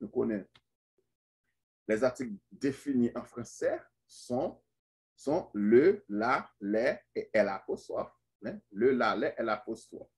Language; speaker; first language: French; non-native, local second language; Haitian Creole